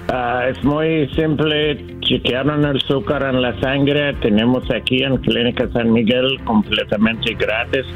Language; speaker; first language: Spanish; non-native, learner; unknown